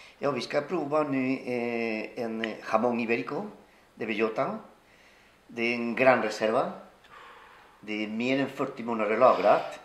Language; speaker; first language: Swedish; non-native, fluent; Spanish